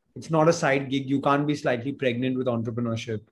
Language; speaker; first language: English; non-native, local second language; Hindi